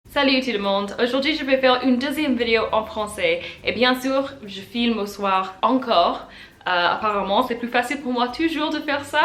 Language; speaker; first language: French; non-native, learner; English